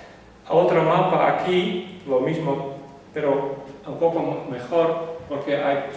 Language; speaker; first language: Spanish; non-native, learner; Western Frisian